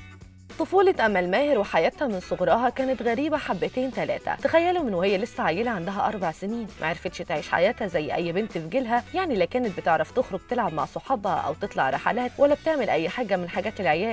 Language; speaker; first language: Arabic; native; Arabic